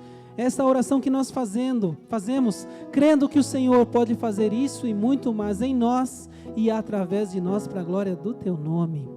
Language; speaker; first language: Portuguese; native; Portuguese